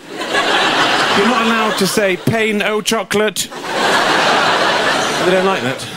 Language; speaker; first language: English; native; English